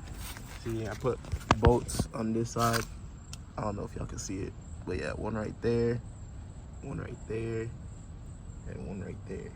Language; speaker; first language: English; native; English